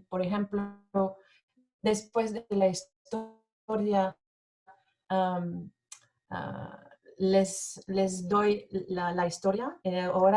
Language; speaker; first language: Spanish; non-native, fluent; French